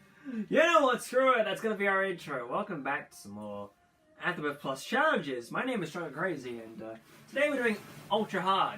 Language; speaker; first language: English; native; English